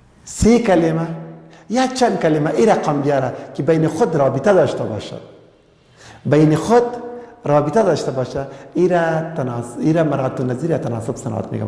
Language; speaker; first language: Persian; non-native, local second language; Pashto